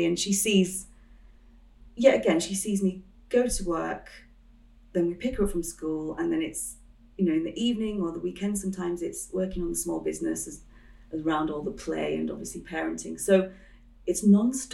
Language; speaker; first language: English; native; English